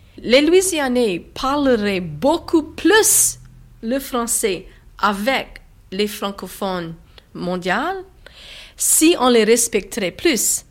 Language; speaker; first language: French; native; French